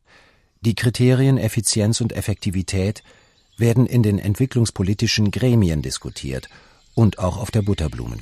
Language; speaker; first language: German; native; German